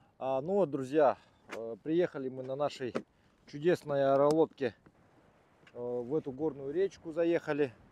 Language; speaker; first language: Russian; native; Russian